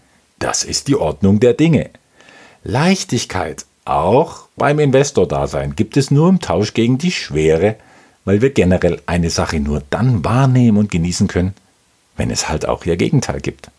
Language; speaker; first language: German; native; German